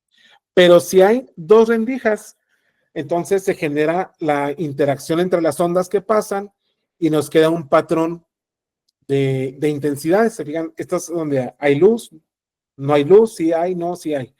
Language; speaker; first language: Spanish; native; Spanish